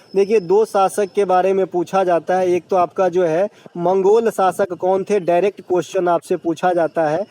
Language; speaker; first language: Hindi; native; Hindi